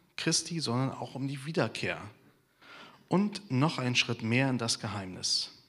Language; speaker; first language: German; native; German